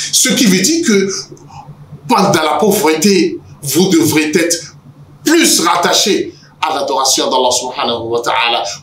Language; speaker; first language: French; non-native, local second language; Yoruba